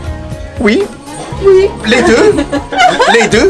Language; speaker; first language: French; non-native, learner; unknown